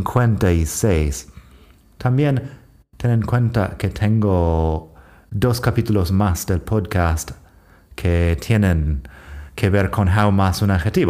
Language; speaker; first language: Spanish; non-native, fluent; English